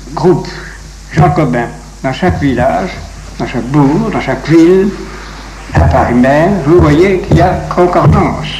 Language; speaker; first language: French; native; French